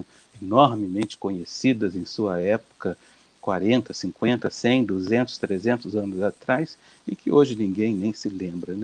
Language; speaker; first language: Portuguese; native; Portuguese